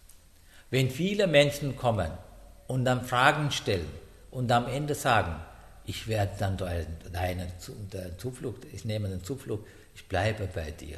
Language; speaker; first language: German; non-native, learner; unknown